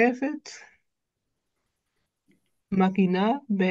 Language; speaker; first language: Hebrew; non-native, learner; Dutch